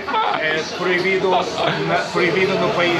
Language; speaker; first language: Portuguese; non-native, learner; Spanish